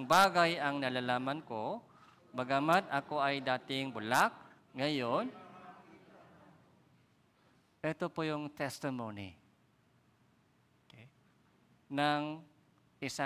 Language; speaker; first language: Filipino; non-native, fluent; Korean